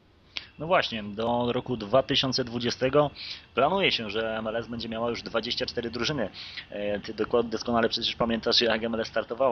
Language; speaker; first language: Polish; native; Polish